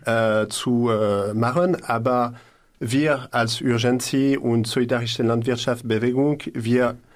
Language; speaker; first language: German; non-native, learner; French